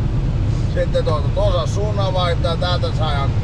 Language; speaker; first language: Finnish; native; Finnish